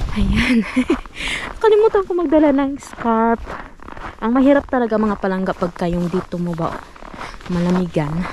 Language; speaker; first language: Filipino; non-native, local second language; Hiligaynon